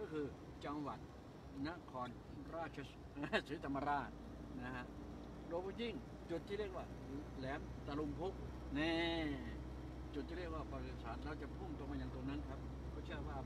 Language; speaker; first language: Thai; native; Thai